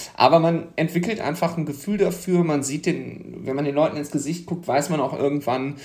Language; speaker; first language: German; native; German